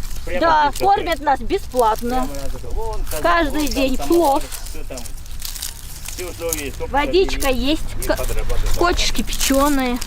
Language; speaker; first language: Russian; non-native, local second language; Uzbek